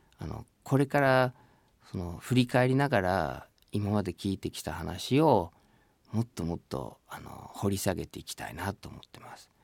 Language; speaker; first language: Japanese; non-native, fluent; English